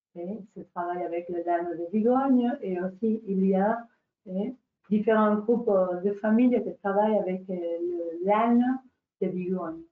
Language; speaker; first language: French; non-native, learner; Spanish